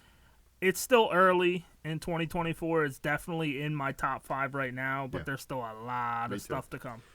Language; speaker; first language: English; native; English